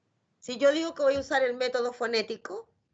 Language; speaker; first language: Spanish; native; Spanish